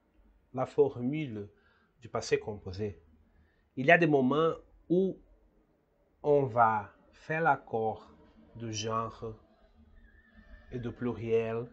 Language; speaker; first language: French; non-native, learner; Portuguese